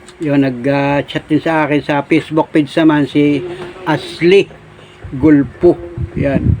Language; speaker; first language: Filipino; native; Filipino